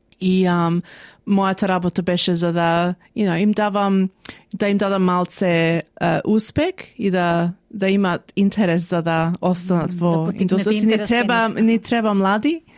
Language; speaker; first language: Macedonian; early bilingual, heritage; Macedonian